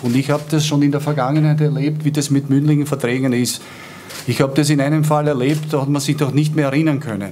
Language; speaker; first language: German; native; German